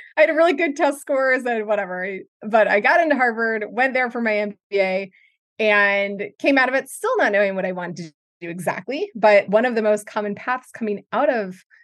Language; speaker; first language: English; native; English